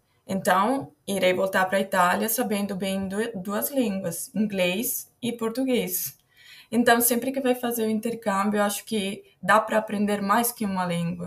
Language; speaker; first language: Portuguese; non-native, fluent; Italian